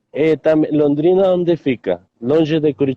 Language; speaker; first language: Portuguese; non-native, learner; Spanish